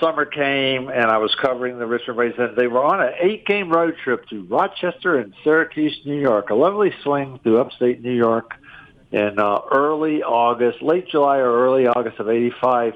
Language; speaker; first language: English; native; English